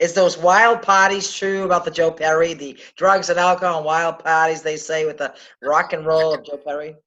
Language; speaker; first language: English; native; English